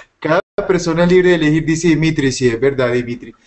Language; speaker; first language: Spanish; native; Spanish